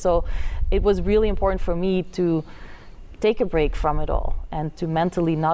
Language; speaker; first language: English; non-native, fluent; Dutch